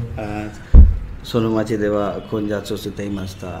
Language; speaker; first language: Japanese; non-native, learner; Hindi